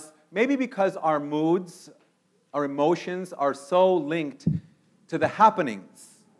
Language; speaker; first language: English; early bilingual, other home language; Spanish